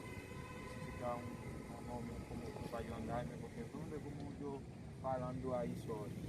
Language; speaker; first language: Spanish; non-native, local second language; Haitian Creole